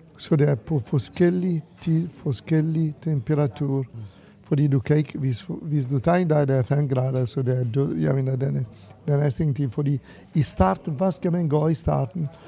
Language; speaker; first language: Danish; non-native, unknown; Italian